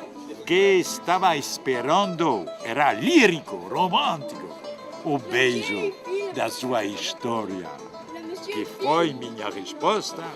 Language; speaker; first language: Portuguese; non-native, fluent; French